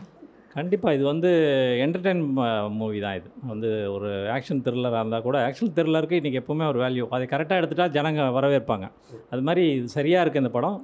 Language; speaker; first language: Tamil; native; Tamil